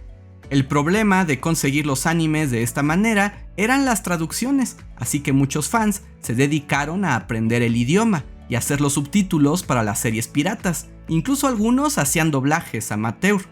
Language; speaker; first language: Spanish; native; Spanish